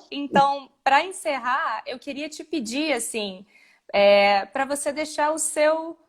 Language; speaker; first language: Portuguese; native; Portuguese